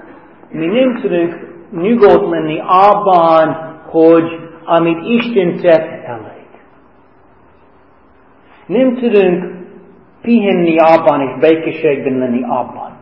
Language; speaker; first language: Hungarian; non-native, fluent; English